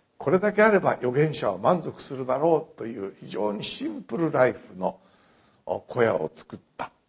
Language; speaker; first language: Japanese; native; Japanese